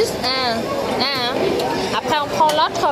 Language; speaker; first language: French; non-native, fluent; Vietnamese